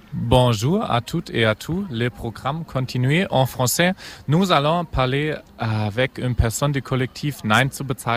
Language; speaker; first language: French; non-native, fluent; German